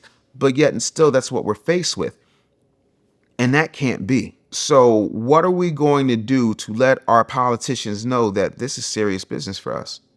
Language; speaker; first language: English; native; English